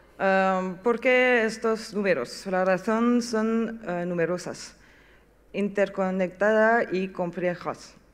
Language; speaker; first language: Spanish; non-native, learner; French